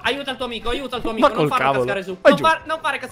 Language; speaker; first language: Italian; native; Italian